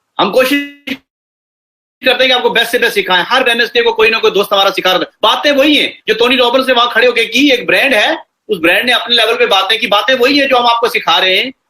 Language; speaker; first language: Urdu; non-native, local second language; Punjabi